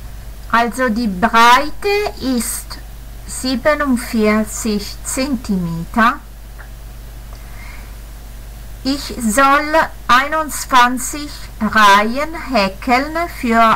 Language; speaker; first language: German; non-native, fluent; Italian